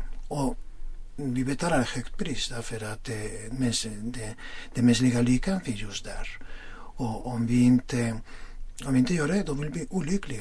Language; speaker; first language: Swedish; non-native, fluent; Spanish